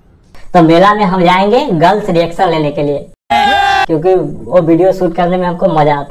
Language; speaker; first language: Hindi; native; Hindi